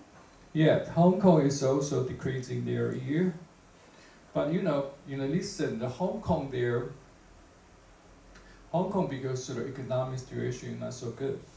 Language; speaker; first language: English; non-native, fluent; Chinese